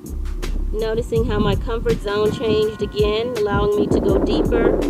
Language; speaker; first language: English; native; English